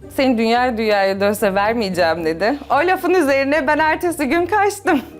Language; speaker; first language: Turkish; native; Turkish